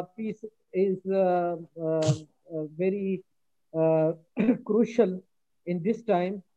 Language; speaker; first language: English; non-native, local second language; Urdu